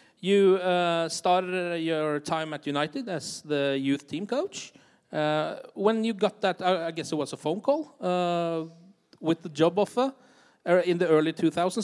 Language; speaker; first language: English; non-native, fluent; Norwegian